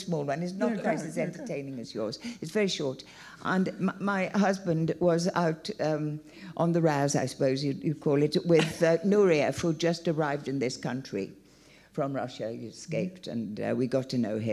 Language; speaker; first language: English; native; English